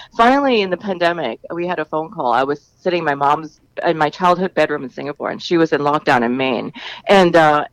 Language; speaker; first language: English; native; English